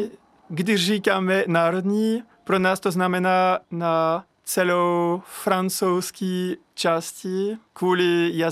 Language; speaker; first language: Czech; non-native, learner; French